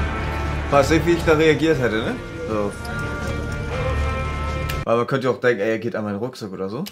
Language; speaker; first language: German; native; German